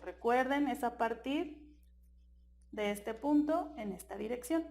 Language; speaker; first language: Spanish; native; Spanish